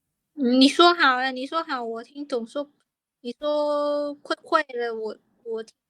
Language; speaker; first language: Chinese; non-native, learner; Lao